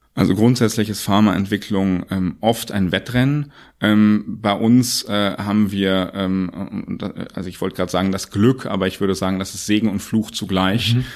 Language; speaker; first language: German; native; German